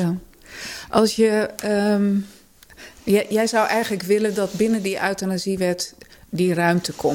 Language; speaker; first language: Dutch; native; Dutch